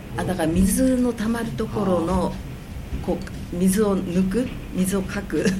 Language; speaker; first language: Japanese; native; Japanese